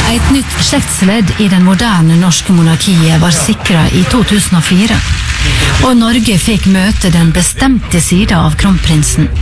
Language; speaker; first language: Norwegian; native; Norwegian